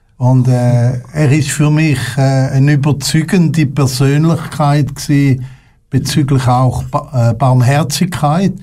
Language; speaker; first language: German; non-native, local second language; French